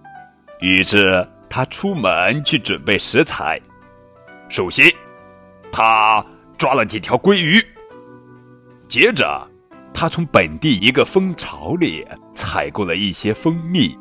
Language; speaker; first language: Chinese; native; Chinese